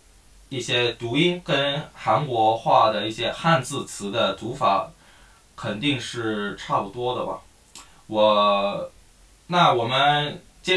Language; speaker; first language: Chinese; non-native, fluent; Korean